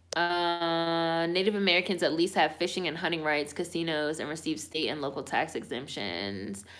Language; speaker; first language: English; native; English